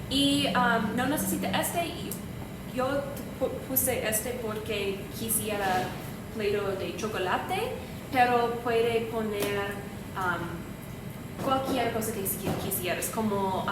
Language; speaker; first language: Spanish; non-native, learner; English